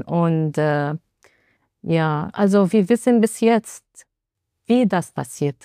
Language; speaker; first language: German; non-native, learner; Arabic